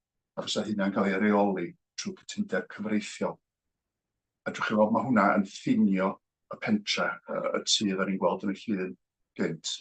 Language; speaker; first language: Welsh; native; Welsh